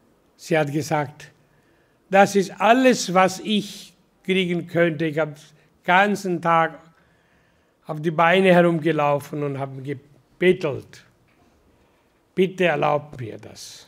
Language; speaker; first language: German; non-native, learner; Hindi